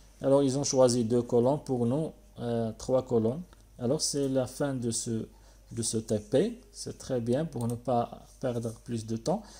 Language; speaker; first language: French; non-native, local second language; Arabic